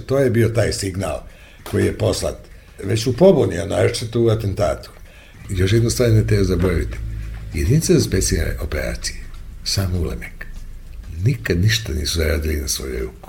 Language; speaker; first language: Serbian; native; Serbian